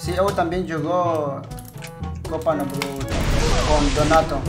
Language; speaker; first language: Portuguese; non-native, learner; Spanish